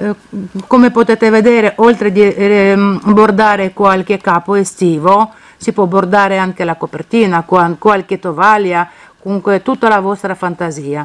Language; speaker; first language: Italian; non-native, fluent; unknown